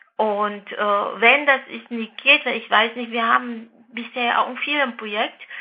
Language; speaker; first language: German; non-native, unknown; Vietnamese